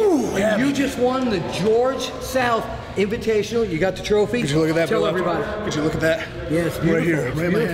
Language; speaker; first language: English; native; English